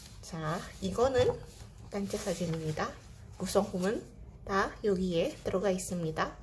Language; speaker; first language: Korean; non-native, fluent; Indonesian